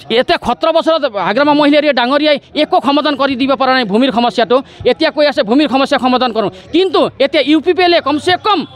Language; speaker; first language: Assamese; non-native, local second language; Nepali